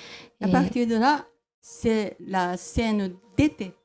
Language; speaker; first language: French; non-native, fluent; Japanese